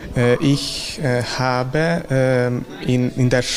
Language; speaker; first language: German; non-native, local second language; Hungarian